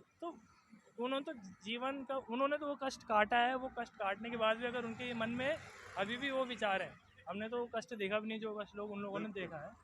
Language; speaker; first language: Hindi; native; Hindi